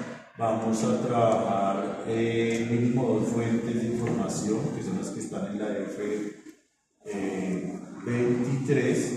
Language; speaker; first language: Spanish; native; Spanish